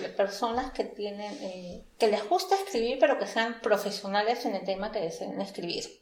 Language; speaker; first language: Spanish; native; Spanish